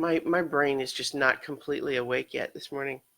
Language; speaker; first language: English; native; English